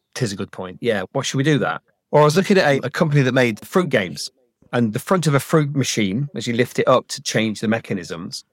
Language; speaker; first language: English; native; English